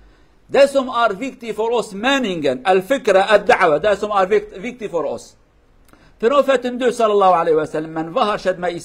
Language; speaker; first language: Norwegian; non-native, fluent; Kurdish